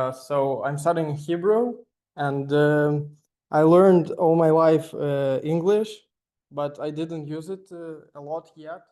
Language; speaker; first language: English; non-native, fluent; Russian